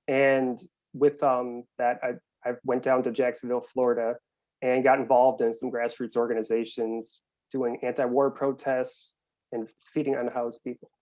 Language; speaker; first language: English; native; English